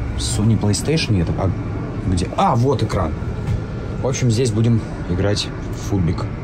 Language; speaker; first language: Russian; native; Russian